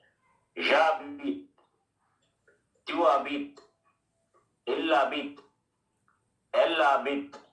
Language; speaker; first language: French; non-native, learner; Hindi